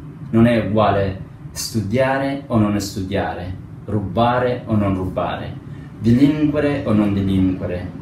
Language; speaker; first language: Italian; non-native, fluent; Persian